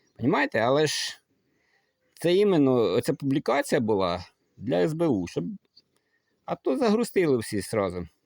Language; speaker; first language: Ukrainian; non-native, local second language; Russian